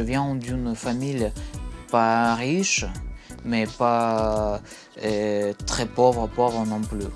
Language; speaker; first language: French; non-native, fluent; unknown